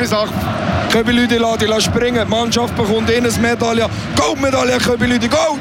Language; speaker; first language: German; native; German